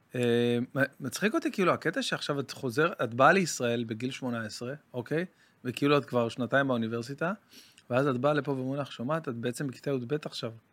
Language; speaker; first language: Hebrew; native; Hebrew